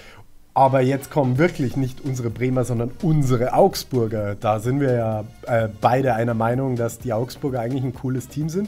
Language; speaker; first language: German; native; German